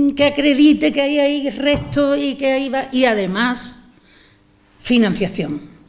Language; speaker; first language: Spanish; native; Spanish